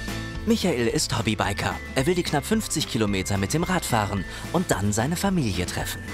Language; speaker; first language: German; native; German